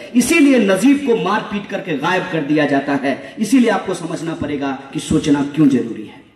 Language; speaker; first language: Hindi; native; Hindi